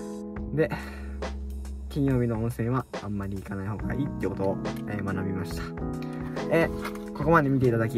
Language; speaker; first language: Japanese; native; Japanese